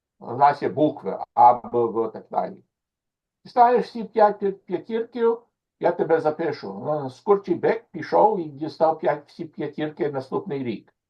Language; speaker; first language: Ukrainian; early bilingual, heritage; Ukrainian